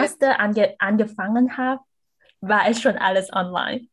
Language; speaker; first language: German; non-native, learner; Vietnamese